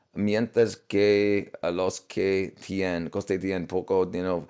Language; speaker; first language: Spanish; non-native, learner; English